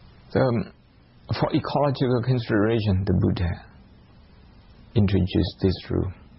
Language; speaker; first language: English; non-native, fluent; Shan